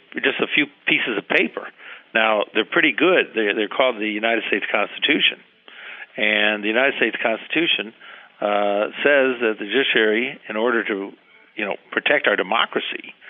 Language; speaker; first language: English; early bilingual, heritage; Spanish